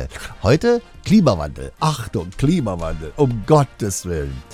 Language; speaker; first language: German; native; German